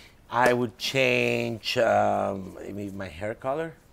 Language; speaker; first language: English; non-native, fluent; Spanish